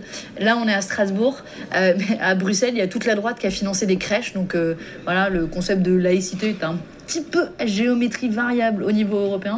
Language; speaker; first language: French; native; French